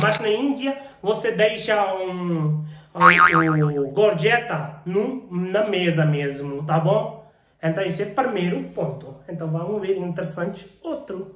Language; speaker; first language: Portuguese; non-native, learner; Hindi